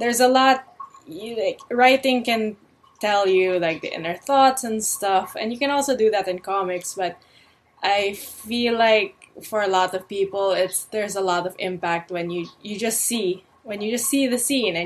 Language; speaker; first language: English; non-native, local second language; Filipino